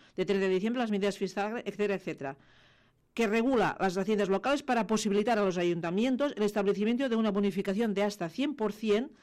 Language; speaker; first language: Spanish; non-native, local second language; Catalan